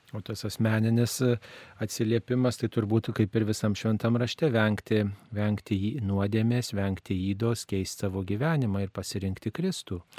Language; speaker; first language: Lithuanian; native; Lithuanian